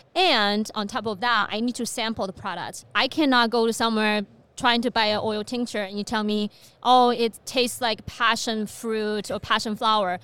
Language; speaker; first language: English; non-native, fluent; Chinese